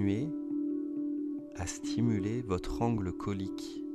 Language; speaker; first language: French; native; French